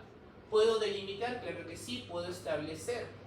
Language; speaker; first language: Spanish; native; Spanish